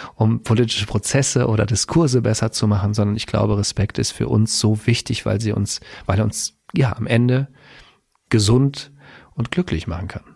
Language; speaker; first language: German; native; German